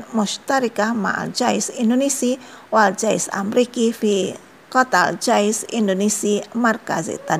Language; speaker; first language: Arabic; non-native, fluent; Indonesian